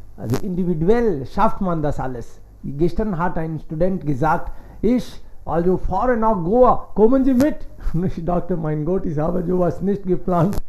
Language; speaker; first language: German; non-native, fluent; Hindi